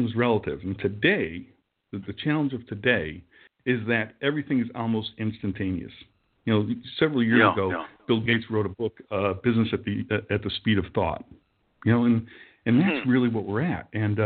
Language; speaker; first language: English; native; English